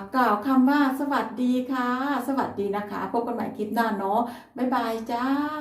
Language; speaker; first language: Thai; native; Thai